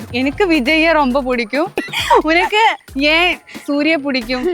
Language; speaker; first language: Tamil; non-native, learner; Malayalam